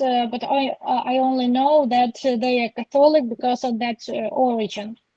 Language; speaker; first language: English; non-native, learner; Ukrainian